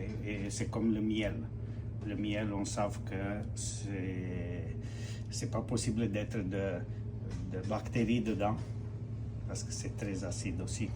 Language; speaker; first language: French; non-native, fluent; Romanian